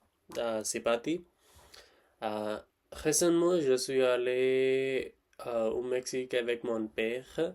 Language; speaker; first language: French; non-native, learner; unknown